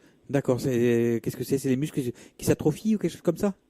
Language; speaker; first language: French; native; French